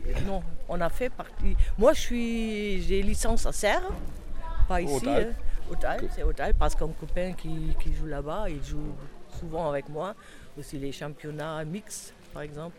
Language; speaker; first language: French; non-native, fluent; German